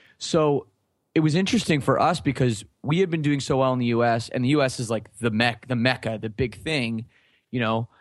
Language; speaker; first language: English; native; English